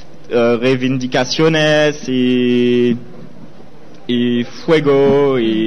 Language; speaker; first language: Spanish; non-native, learner; French